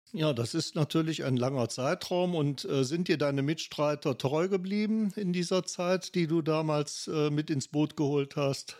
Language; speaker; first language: German; native; German